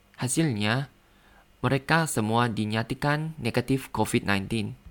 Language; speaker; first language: Indonesian; non-native, learner; Thai